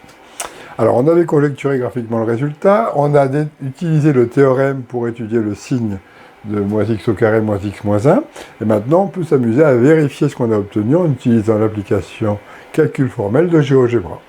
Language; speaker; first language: French; native; French